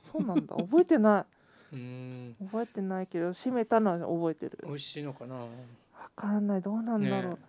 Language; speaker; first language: Japanese; native; Japanese